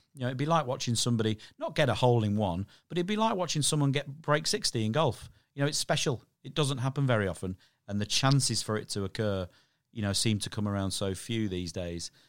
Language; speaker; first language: English; native; English